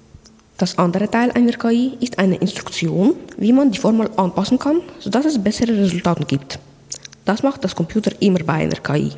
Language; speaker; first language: German; non-native, local second language; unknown